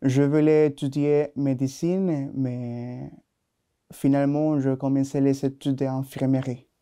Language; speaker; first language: French; non-native, learner; Spanish